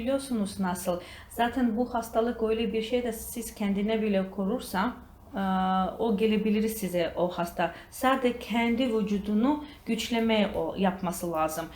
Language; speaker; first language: Turkish; non-native, learner; Georgian